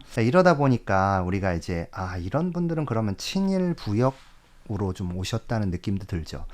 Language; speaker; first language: Korean; native; Korean